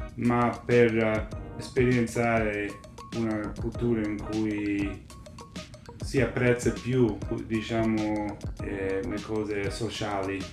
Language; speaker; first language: Italian; non-native, fluent; English